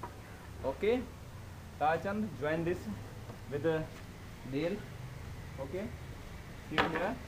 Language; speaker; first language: English; non-native, local second language; Hindi